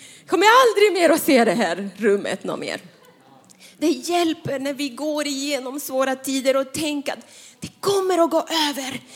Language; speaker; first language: Swedish; non-native, fluent; Spanish